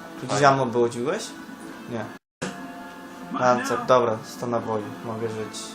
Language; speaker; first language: Polish; native; Polish